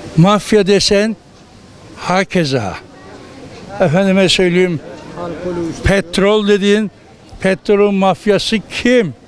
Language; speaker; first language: Turkish; native; Turkish